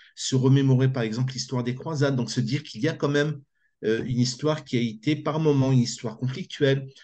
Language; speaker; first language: French; native; French